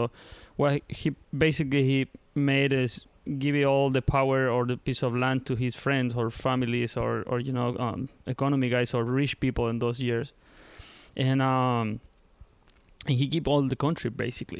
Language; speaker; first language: English; non-native, learner; Spanish